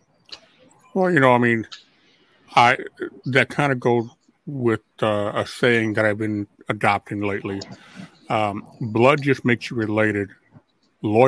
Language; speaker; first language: English; native; English